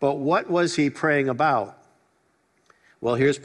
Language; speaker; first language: English; native; English